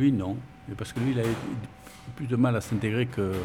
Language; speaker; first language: French; non-native, local second language; Spanish